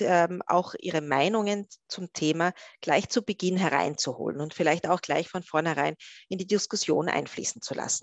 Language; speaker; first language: German; native; German